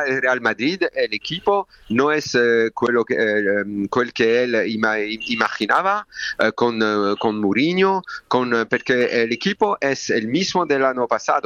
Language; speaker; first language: Spanish; non-native, learner; French